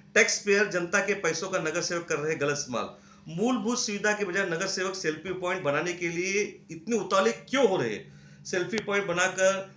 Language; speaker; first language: Hindi; non-native, local second language; Marathi